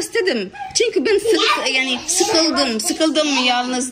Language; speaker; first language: Turkish; non-native, learner; Arabic